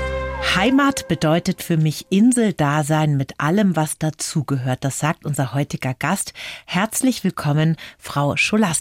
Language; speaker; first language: German; native; German